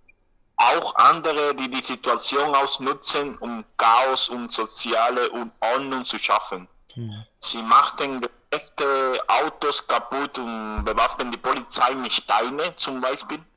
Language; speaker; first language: German; non-native, learner; Spanish